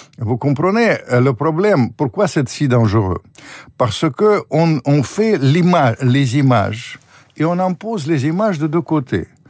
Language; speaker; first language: French; non-native, fluent; Russian